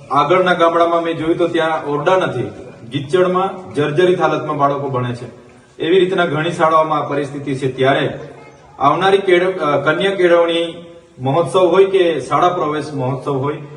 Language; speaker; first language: Gujarati; non-native, local second language; Bhili